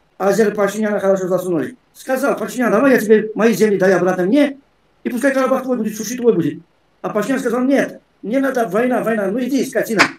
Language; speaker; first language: Russian; non-native, local second language; Armenian